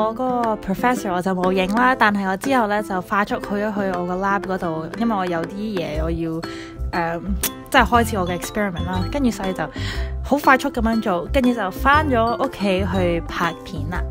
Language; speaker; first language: Cantonese; early bilingual, heritage; Cantonese